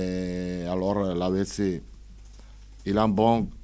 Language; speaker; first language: French; non-native, fluent; Italian